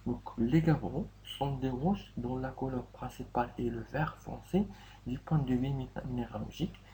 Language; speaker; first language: French; non-native, local second language; Arabic